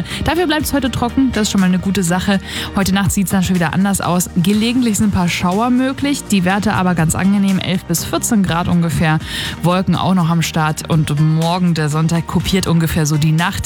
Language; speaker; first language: German; native; German